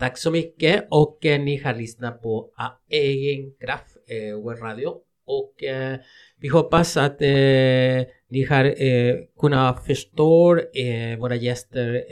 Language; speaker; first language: Swedish; non-native, fluent; Spanish